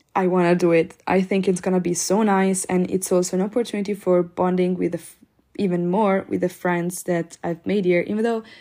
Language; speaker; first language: English; non-native, fluent; Italian